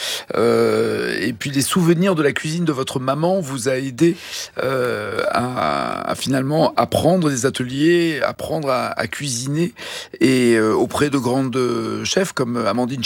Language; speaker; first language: French; native; French